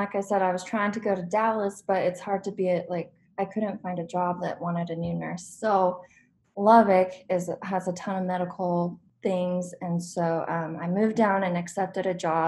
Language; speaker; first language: English; native; English